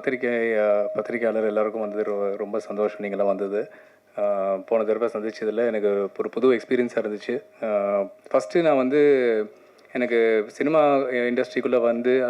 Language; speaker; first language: Tamil; native; Tamil